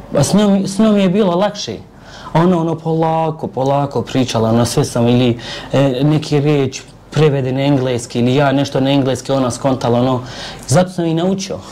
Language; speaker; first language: Serbian; non-native, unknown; Arabic